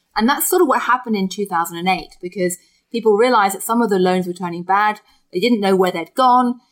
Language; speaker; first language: English; native; English